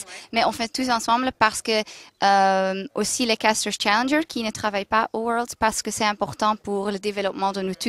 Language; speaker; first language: French; non-native, local second language; Dutch